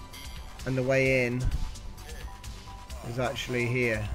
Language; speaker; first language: English; native; English